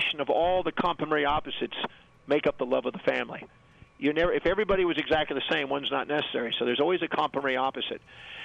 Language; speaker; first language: English; native; English